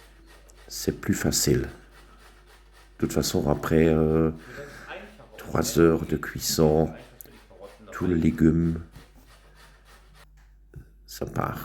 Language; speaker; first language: French; non-native, local second language; German